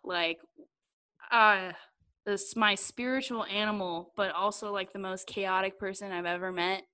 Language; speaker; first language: English; native; English